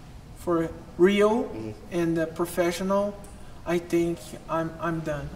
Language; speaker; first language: English; non-native, learner; Portuguese